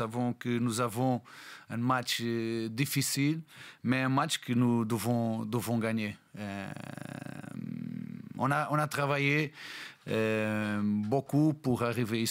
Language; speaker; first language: French; non-native, learner; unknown